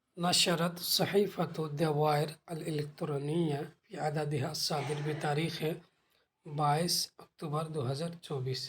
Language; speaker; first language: Urdu; native; Urdu